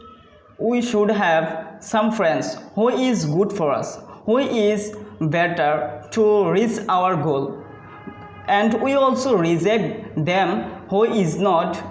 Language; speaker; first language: English; non-native, learner; Bangla